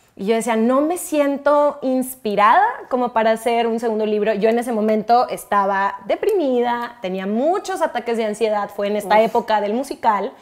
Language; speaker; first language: Spanish; native; Spanish